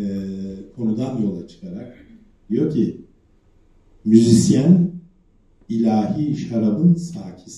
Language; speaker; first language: Turkish; native; Turkish